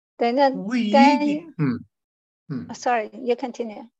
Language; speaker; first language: English; non-native, fluent; Chinese